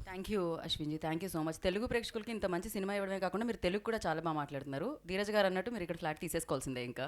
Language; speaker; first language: Telugu; native; Telugu